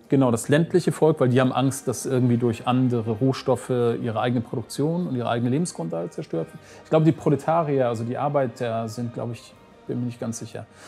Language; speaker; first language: German; native; German